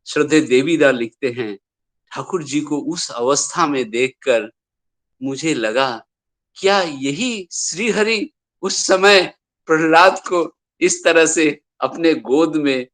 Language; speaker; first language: Hindi; non-native, local second language; Bangla